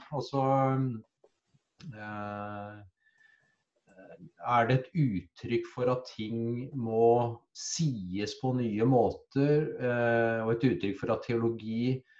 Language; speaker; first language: Norwegian; native; Norwegian